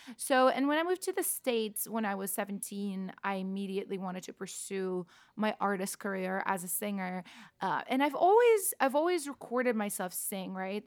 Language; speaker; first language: English; non-native, fluent; Russian